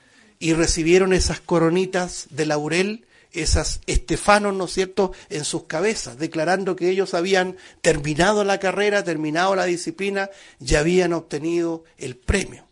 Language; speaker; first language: Spanish; native; Spanish